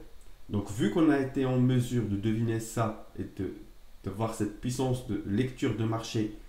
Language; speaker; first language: French; native; French